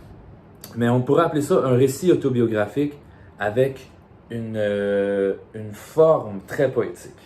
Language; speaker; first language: French; native; French